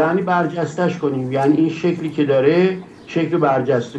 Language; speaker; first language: Persian; native; Persian